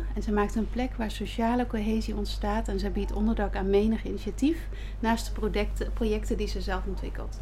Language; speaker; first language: Dutch; native; Dutch